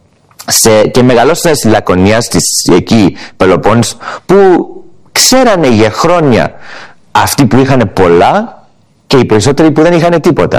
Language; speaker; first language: Greek; early bilingual, heritage; Greek